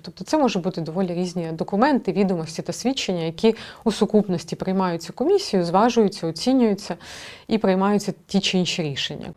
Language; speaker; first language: Ukrainian; native; Ukrainian